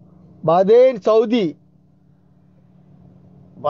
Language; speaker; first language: Arabic; non-native, learner; Malayalam